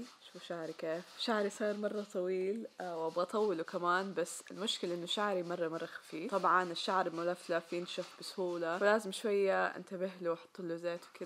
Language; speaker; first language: Arabic; native; Arabic